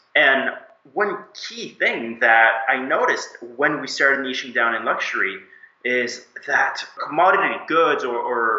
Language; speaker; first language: English; native; English